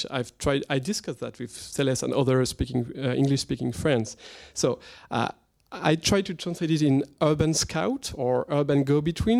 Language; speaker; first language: English; non-native, fluent; French